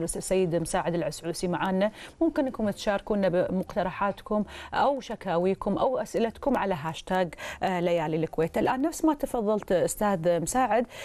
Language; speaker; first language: Arabic; native; Arabic